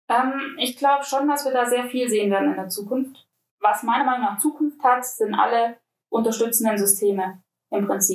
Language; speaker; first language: German; native; German